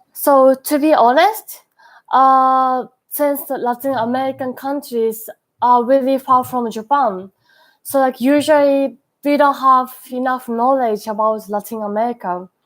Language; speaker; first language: English; non-native, learner; Japanese